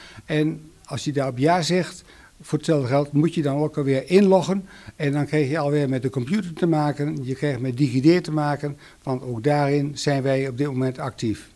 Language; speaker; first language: Dutch; native; Dutch